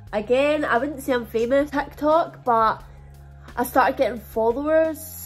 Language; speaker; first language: English; native; English